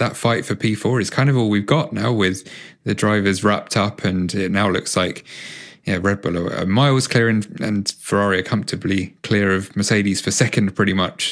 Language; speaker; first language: English; native; English